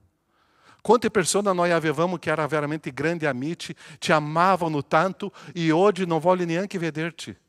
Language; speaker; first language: Italian; non-native, fluent; Portuguese